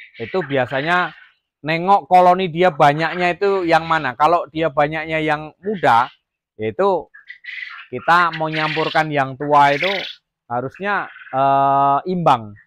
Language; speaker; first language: Indonesian; native; Indonesian